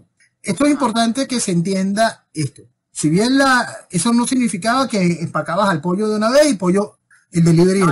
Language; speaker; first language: Spanish; native; Spanish